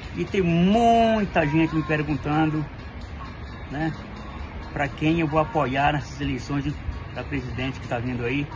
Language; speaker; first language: Portuguese; native; Portuguese